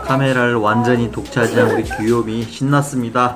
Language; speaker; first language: Korean; native; Korean